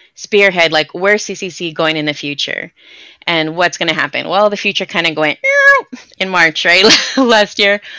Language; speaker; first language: English; native; English